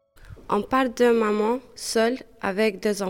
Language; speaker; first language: French; non-native, learner; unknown